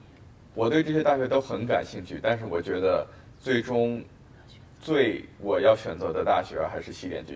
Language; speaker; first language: Chinese; early bilingual, heritage; Chinese